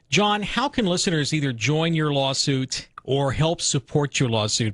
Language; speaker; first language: English; native; English